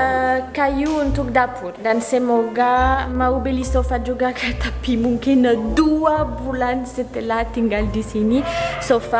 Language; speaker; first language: Indonesian; non-native, learner; French